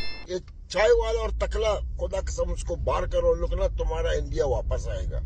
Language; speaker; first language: Hindi; non-native, learner; Arabic